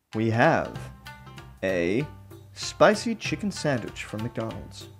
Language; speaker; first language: English; native; English